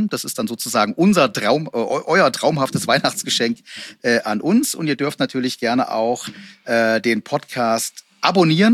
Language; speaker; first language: German; native; German